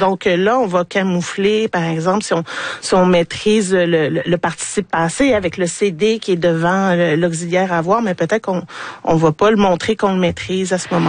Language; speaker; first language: French; native; French